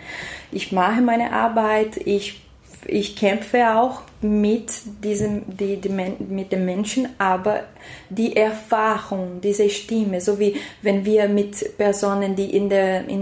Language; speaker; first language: German; non-native, fluent; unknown